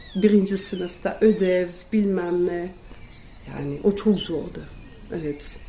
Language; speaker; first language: Turkish; non-native, fluent; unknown